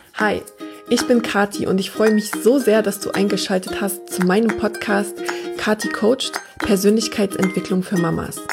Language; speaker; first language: German; native; German